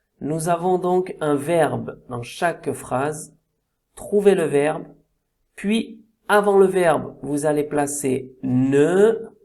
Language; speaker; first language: French; native; French